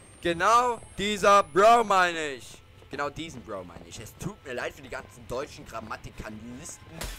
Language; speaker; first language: German; native; German